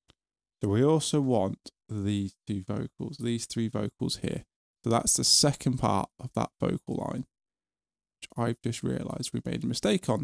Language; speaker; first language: English; native; English